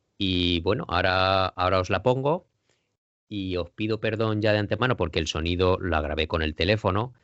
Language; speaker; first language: Spanish; native; Spanish